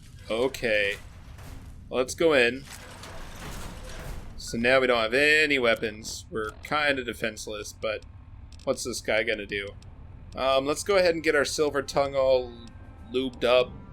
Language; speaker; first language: English; native; English